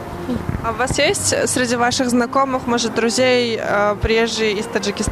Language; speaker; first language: Russian; native; Russian